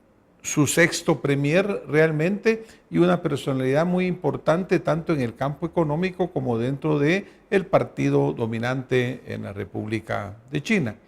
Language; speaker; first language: Spanish; native; Spanish